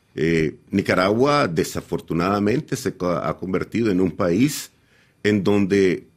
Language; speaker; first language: Spanish; native; Spanish